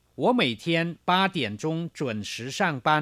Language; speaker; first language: Chinese; non-native, fluent; Thai